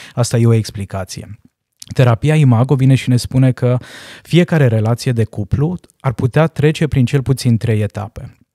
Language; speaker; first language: Romanian; non-native, local second language; Hungarian